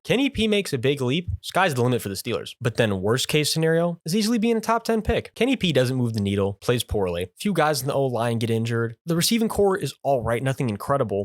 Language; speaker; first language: English; native; English